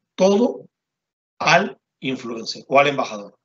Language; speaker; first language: Spanish; native; Spanish